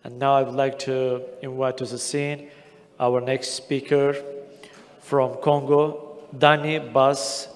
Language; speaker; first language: English; non-native, fluent; Azerbaijani